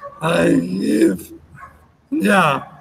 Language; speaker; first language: English; non-native, learner; Spanish